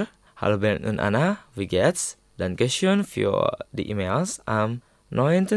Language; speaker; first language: German; non-native, learner; Indonesian